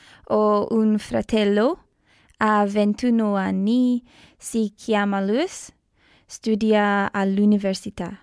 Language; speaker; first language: Italian; non-native, learner; English